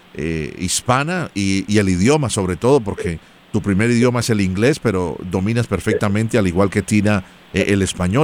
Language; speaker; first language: Spanish; native; Spanish